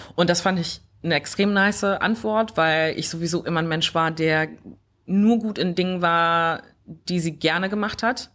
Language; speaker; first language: German; early bilingual, other home language; French